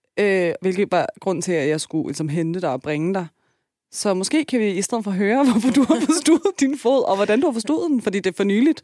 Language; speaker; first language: Danish; native; Danish